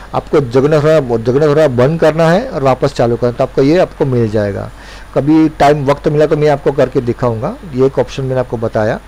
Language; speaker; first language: Hindi; non-native, local second language; Gujarati